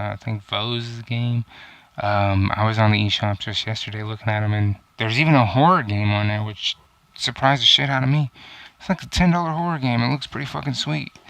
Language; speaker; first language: English; native; English